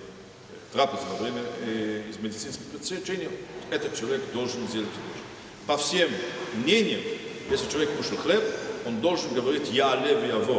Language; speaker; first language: Russian; non-native, fluent; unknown